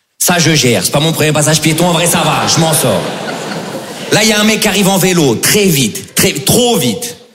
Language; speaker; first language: French; native; French